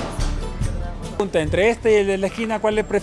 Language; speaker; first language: Spanish; native; Spanish